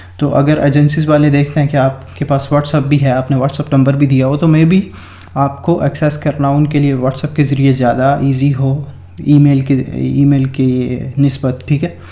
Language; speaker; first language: Urdu; non-native, local second language; Punjabi